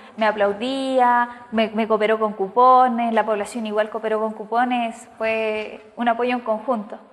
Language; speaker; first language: Spanish; native; Spanish